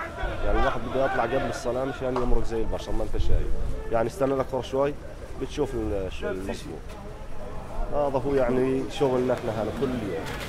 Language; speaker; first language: Arabic; native; Arabic